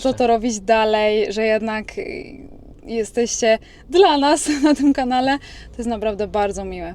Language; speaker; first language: Polish; native; Polish